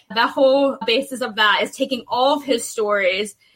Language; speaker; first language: English; native; English